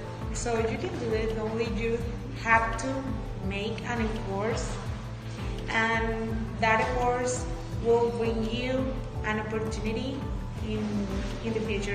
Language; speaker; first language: English; non-native, fluent; Spanish